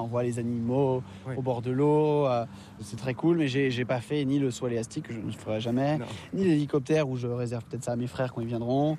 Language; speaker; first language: French; native; French